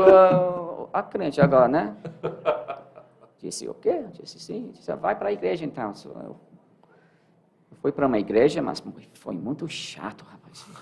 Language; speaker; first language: Portuguese; non-native, learner; English